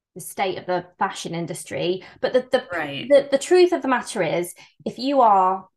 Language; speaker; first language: English; native; English